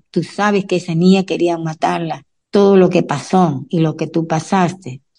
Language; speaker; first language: Spanish; native; Spanish